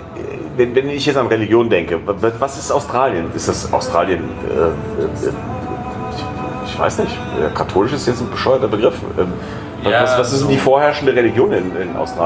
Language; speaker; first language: German; native; German